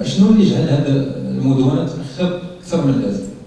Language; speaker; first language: Arabic; native; Arabic